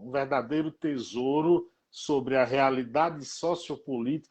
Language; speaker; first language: Portuguese; native; Portuguese